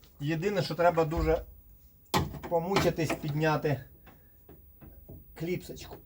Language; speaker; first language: Ukrainian; native; Ukrainian